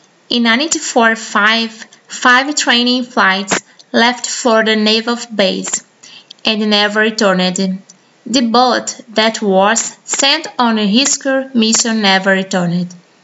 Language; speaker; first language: English; non-native, fluent; Portuguese